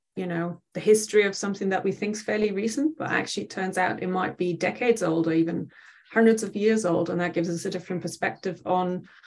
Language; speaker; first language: English; non-native, fluent; German